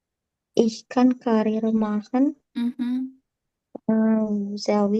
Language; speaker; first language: German; non-native, learner; Indonesian